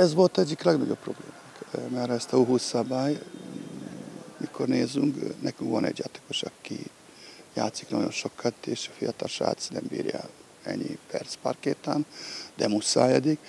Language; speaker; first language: Hungarian; non-native, fluent; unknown